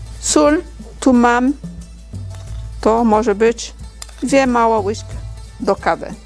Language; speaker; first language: Polish; non-native, learner; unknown